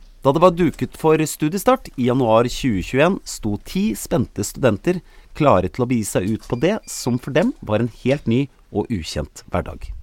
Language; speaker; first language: Norwegian; native; Norwegian